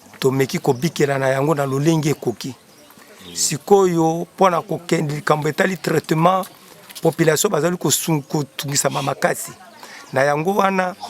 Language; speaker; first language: Lingala; native; Lingala